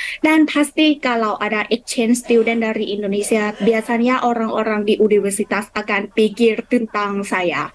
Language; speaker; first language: Indonesian; non-native, fluent; Thai